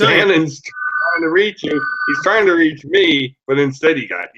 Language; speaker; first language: English; native; English